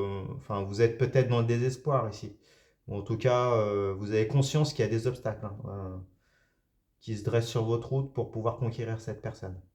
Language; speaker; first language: French; native; French